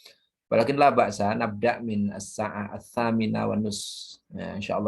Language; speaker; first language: Arabic; non-native, fluent; Indonesian